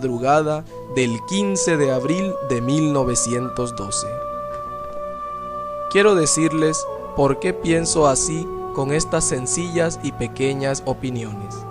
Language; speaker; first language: Spanish; native; Spanish